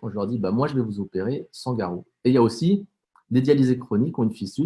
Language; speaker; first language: French; native; French